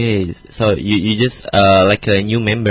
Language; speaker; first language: English; non-native, fluent; Indonesian